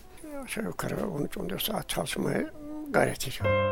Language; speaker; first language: Turkish; native; Turkish